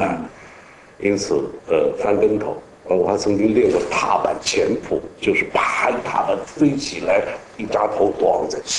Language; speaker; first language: Chinese; native; Chinese